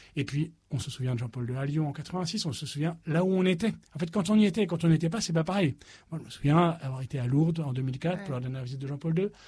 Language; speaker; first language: French; native; French